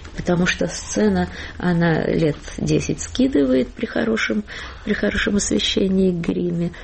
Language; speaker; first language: Russian; native; Russian